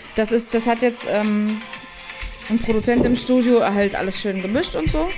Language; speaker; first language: German; native; German